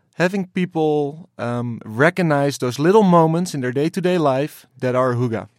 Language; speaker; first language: English; non-native, fluent; Dutch